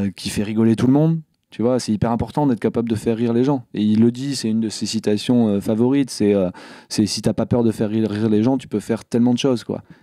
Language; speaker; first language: French; native; French